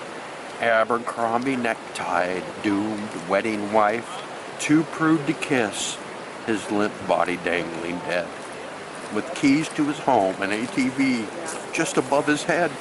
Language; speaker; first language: English; native; English